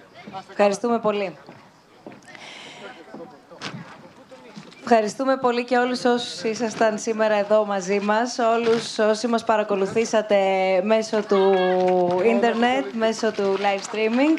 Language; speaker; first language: Greek; native; Greek